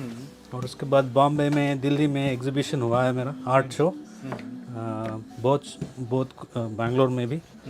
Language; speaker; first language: Hindi; non-native, local second language; Kannada